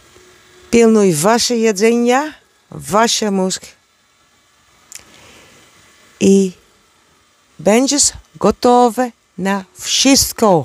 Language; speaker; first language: Polish; non-native, learner; Dutch